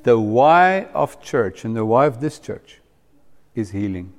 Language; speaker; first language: English; non-native, local second language; Afrikaans